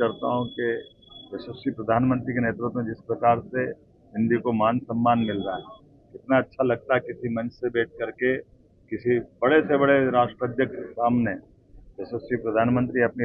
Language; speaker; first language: Hindi; native; Hindi